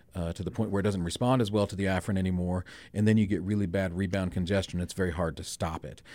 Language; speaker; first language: English; native; English